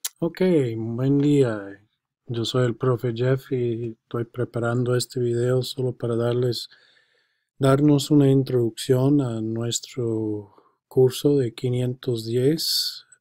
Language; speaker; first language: Spanish; non-native, fluent; English